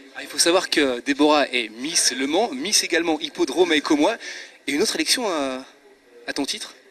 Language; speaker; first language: French; native; French